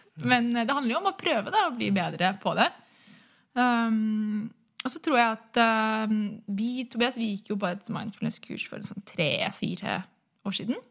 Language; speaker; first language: Norwegian; native; Norwegian